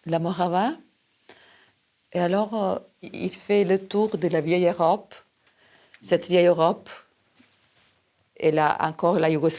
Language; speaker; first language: French; non-native, fluent; Serbian